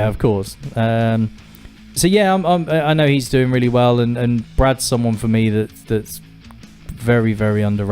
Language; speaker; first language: English; native; English